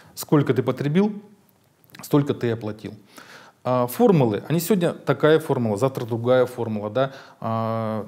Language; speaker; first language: Russian; native; Russian